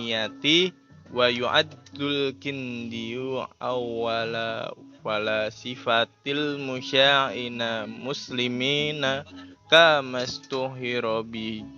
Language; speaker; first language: Arabic; non-native, learner; Indonesian